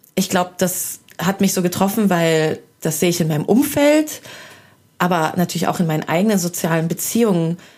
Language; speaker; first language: German; early bilingual, other home language; Persian